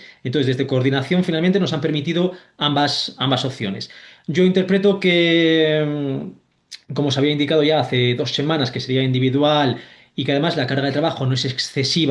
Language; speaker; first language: Spanish; native; Spanish